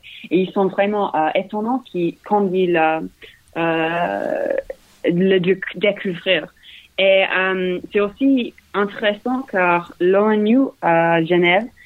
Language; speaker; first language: French; non-native, learner; English